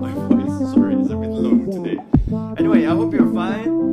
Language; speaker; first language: English; non-native, fluent; Italian